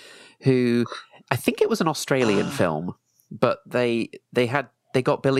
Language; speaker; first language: English; native; English